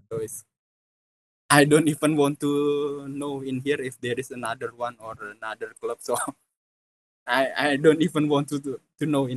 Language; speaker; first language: English; non-native, fluent; Indonesian